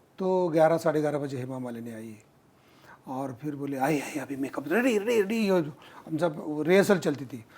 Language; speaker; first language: Hindi; non-native, local second language; Marathi